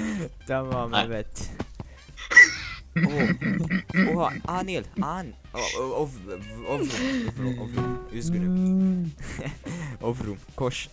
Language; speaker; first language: Turkish; non-native, learner; English